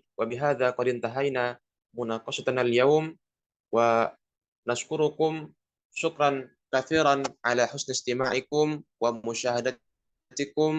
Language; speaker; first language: Arabic; non-native, learner; Indonesian